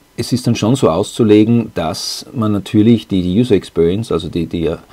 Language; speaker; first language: German; native; German